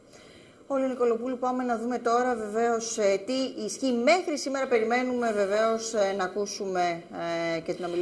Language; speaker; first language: Greek; native; Greek